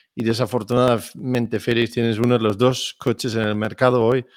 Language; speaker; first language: Spanish; non-native, fluent; Danish